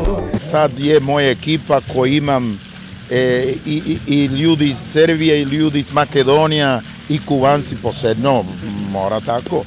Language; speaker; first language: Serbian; non-native, learner; Spanish